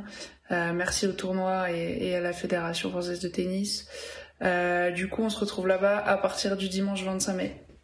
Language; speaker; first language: French; native; French